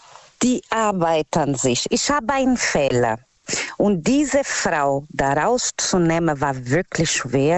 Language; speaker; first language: German; non-native, learner; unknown